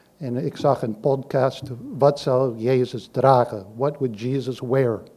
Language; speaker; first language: Dutch; non-native, fluent; English